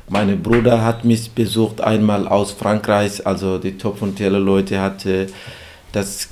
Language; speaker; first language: German; non-native, learner; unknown